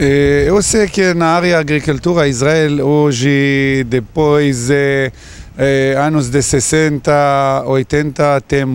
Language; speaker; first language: Portuguese; non-native, learner; Hebrew